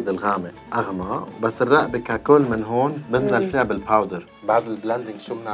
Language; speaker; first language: Arabic; native; Arabic